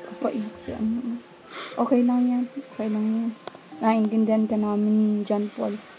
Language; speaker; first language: Filipino; native; Filipino